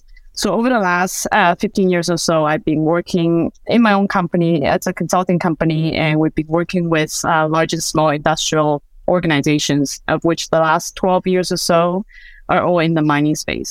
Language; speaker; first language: English; non-native, fluent; Chinese